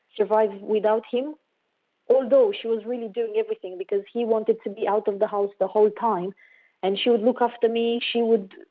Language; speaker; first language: English; non-native, fluent; Romanian